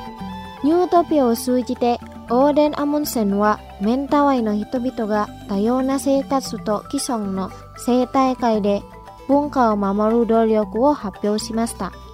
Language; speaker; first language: Japanese; non-native, fluent; Indonesian